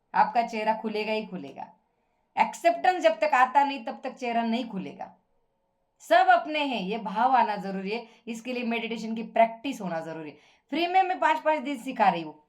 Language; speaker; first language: Hindi; non-native, local second language; Marathi